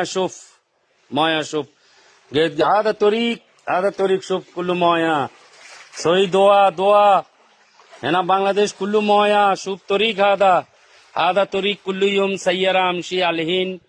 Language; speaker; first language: Arabic; non-native, learner; Bangla